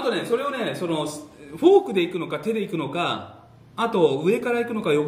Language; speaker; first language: Japanese; native; Japanese